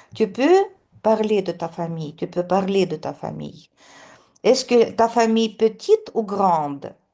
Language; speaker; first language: French; non-native, learner; Russian